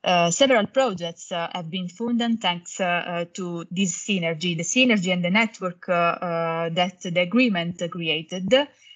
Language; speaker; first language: English; non-native, fluent; Italian